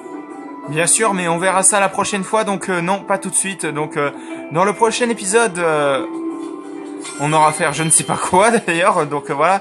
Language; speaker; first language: French; native; French